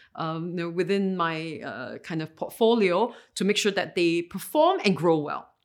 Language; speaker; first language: English; native; English